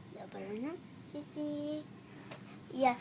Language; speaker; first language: Slovak; early bilingual, heritage; Slovak